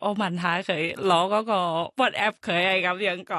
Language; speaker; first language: Cantonese; non-native, learner; Thai